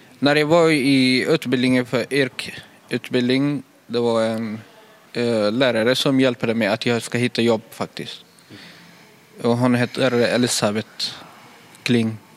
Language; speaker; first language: Swedish; non-native, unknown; Tigrinya